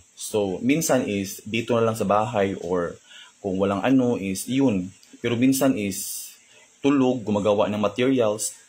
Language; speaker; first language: Filipino; non-native, local second language; Cebuano